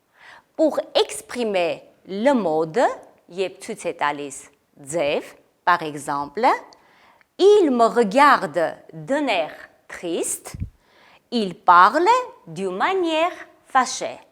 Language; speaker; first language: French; non-native, fluent; Armenian